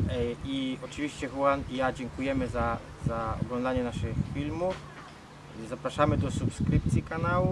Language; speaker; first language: Polish; non-native, fluent; Vietnamese